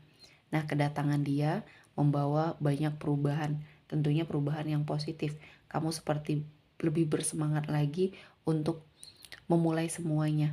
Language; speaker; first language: Indonesian; native; Indonesian